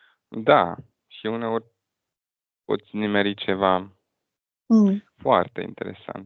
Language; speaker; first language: Romanian; non-native, fluent; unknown